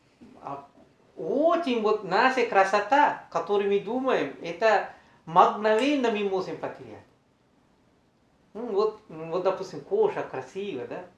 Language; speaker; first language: Russian; non-native, learner; Sinhala